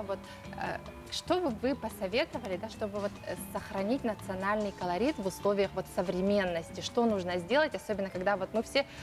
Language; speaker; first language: Russian; native; Russian